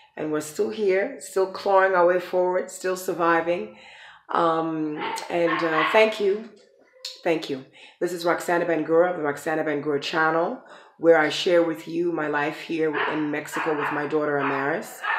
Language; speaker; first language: English; native; English